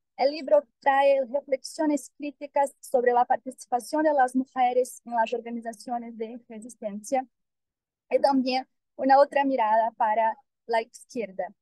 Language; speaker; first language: Spanish; non-native, fluent; Portuguese